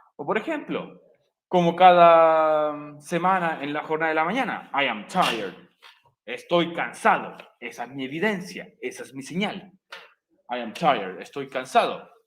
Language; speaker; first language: Spanish; native; Spanish